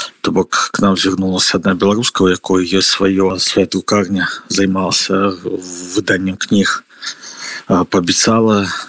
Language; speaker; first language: Belarusian; non-native, local second language; Russian